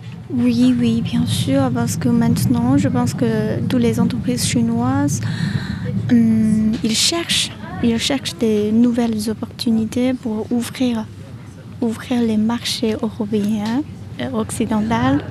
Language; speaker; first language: French; non-native, fluent; Chinese